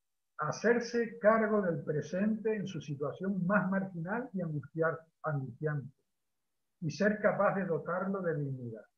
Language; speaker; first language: Spanish; native; Spanish